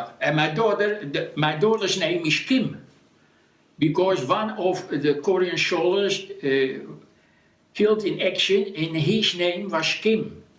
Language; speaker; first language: English; non-native, learner; Dutch